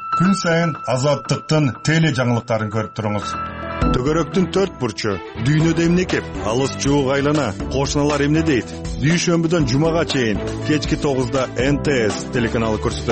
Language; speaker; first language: Kyrgyz; native; Kyrgyz